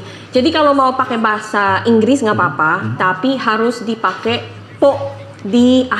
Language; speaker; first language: Indonesian; non-native, learner; Filipino